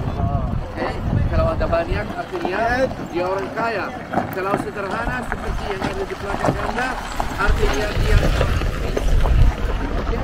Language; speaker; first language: Indonesian; non-native, learner; Arabic